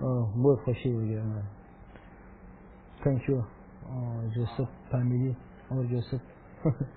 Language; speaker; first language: Hindi; non-native, learner; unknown